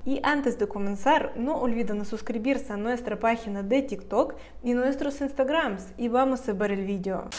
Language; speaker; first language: Spanish; non-native, fluent; Russian